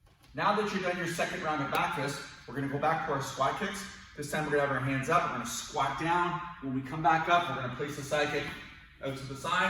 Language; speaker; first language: English; native; English